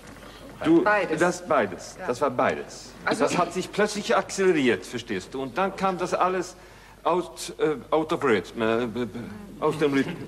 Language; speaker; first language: German; non-native, fluent; Swedish